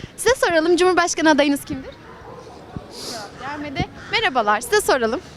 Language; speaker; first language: Turkish; native; Turkish